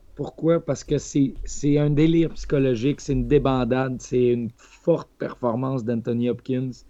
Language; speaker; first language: French; native; French